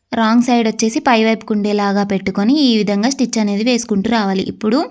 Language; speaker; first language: Telugu; native; Telugu